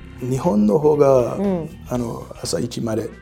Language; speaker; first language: Japanese; non-native, learner; English